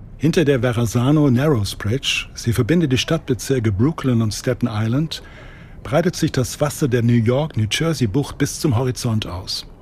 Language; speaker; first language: German; native; German